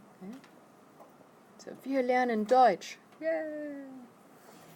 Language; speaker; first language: German; non-native, fluent; English